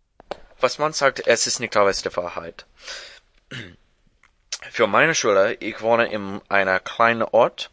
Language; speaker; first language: German; non-native, learner; English